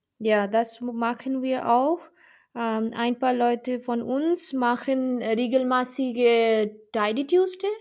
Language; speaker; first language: German; non-native, learner; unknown